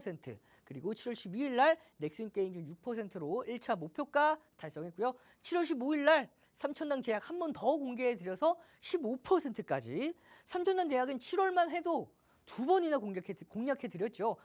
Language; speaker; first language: Korean; native; Korean